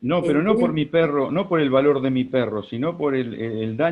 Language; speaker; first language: Spanish; native; Spanish